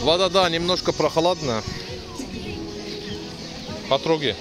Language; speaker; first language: Russian; non-native, learner; Turkish